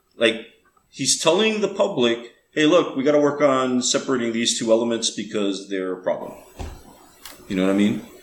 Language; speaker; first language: English; early bilingual, other home language; Spanish